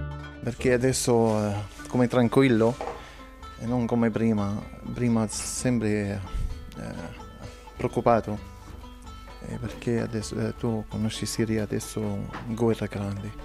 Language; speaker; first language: Italian; non-native, learner; Arabic